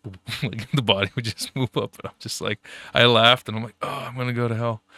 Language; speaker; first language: English; early bilingual, other home language; German